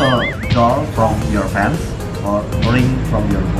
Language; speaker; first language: English; non-native, fluent; Indonesian